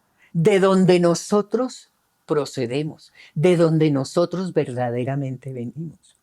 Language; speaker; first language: Spanish; native; Spanish